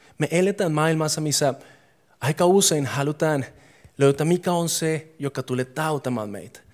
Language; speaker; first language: Finnish; non-native, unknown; English